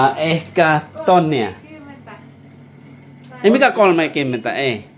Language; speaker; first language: Finnish; non-native, learner; Vietnamese